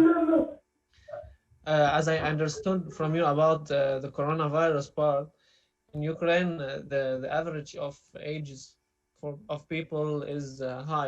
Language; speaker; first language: English; non-native, learner; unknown